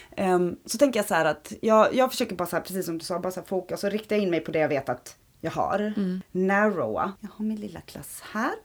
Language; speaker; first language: Swedish; early bilingual, other home language; Romanian